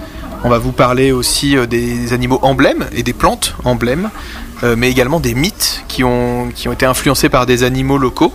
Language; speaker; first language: French; native; French